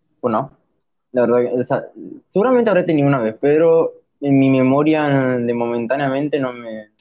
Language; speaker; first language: Spanish; native; Spanish